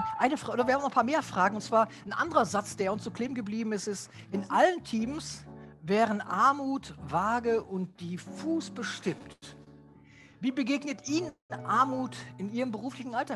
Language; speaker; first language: German; native; German